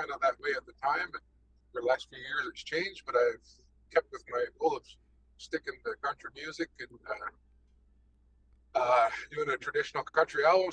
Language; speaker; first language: English; native; English